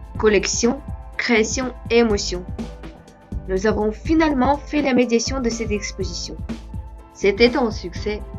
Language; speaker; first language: French; non-native, fluent; Russian